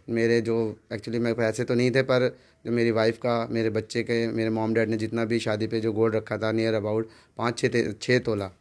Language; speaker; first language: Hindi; native; Hindi